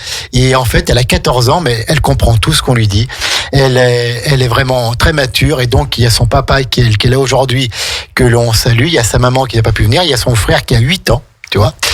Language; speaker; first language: French; native; French